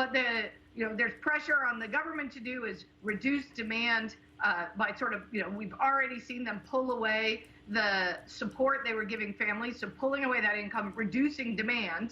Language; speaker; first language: English; native; English